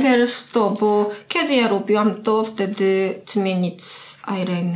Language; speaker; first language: Polish; non-native, learner; Korean